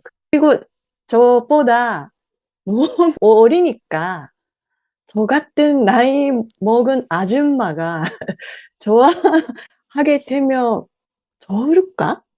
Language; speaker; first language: Korean; non-native, learner; Japanese